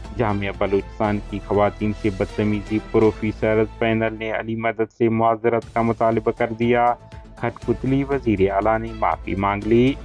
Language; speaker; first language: Urdu; non-native, local second language; Baluchi